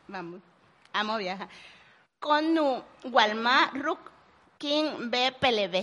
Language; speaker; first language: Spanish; non-native, local second language; Kʼicheʼ